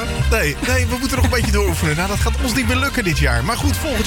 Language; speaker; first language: Dutch; native; Dutch